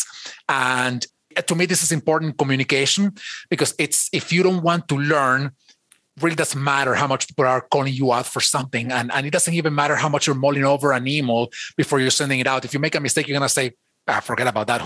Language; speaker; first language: English; non-native, fluent; Spanish